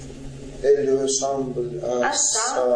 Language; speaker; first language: French; non-native, learner; Russian